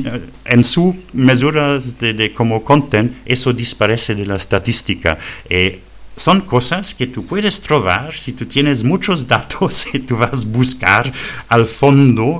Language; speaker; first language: Spanish; non-native, fluent; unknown